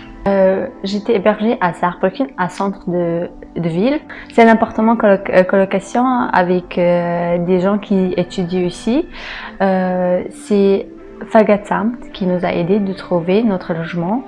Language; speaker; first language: French; non-native, local second language; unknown